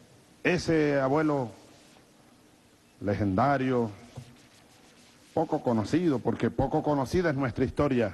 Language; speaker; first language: Spanish; native; Spanish